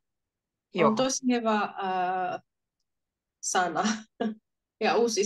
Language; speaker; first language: Finnish; non-native, learner; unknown